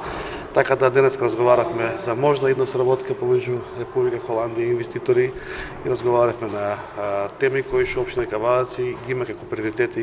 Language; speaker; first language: Macedonian; native; Macedonian